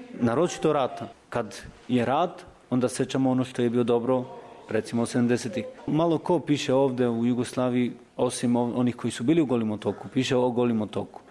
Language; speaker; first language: Serbian; non-native, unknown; Albanian